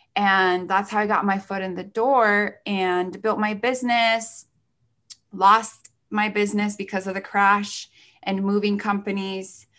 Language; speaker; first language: English; early bilingual, other home language; Spanish